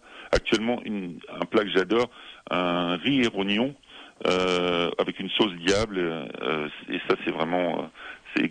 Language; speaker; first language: French; native; French